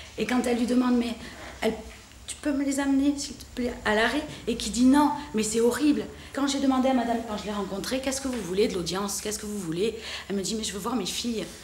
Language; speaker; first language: French; native; French